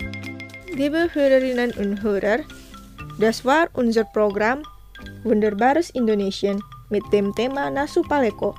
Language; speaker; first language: German; non-native, fluent; Indonesian